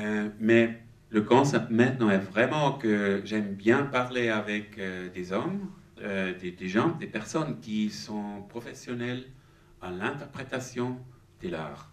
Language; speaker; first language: French; non-native, learner; German